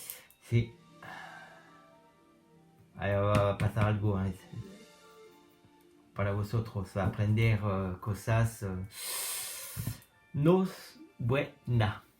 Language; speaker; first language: Spanish; non-native, learner; French